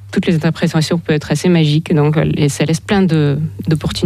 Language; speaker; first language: French; non-native, fluent; Ukrainian